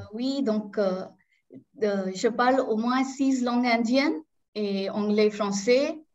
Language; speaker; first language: French; non-native, local second language; Marathi